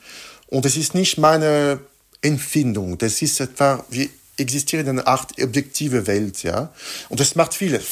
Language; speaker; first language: German; non-native, fluent; French